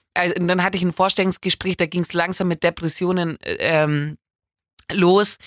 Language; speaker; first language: German; native; German